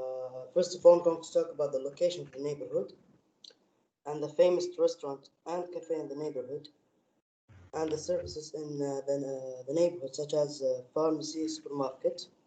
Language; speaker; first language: English; non-native, learner; Arabic